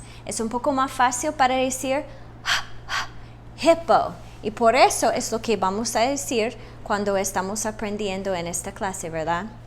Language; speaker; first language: Spanish; non-native, fluent; English